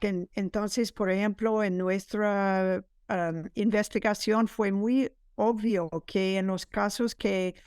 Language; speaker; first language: Spanish; non-native, fluent; English